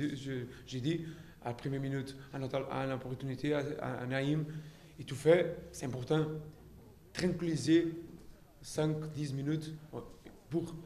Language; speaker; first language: French; non-native, learner; Portuguese